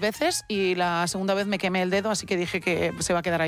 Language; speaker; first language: Spanish; native; Spanish